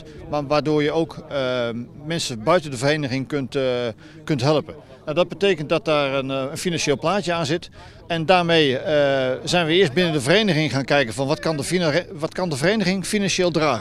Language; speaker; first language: Dutch; native; Dutch